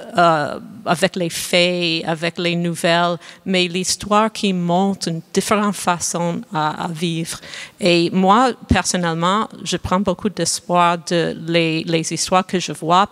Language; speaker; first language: French; non-native, fluent; English